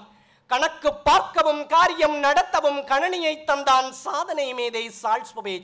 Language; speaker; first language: Tamil; native; Tamil